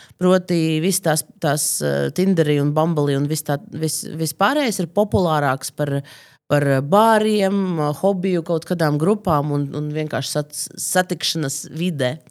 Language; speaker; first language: Latvian; non-native, local second language; Russian